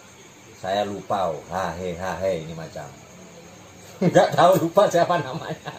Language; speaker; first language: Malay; non-native, local second language; Javanese